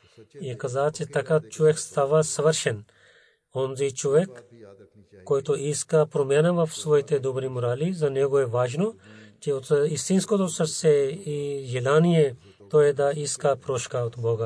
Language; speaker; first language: Bulgarian; non-native, learner; Urdu